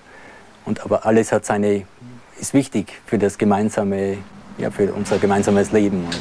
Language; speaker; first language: German; non-native, fluent; French